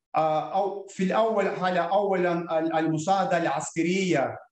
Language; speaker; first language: Arabic; non-native, fluent; Ukrainian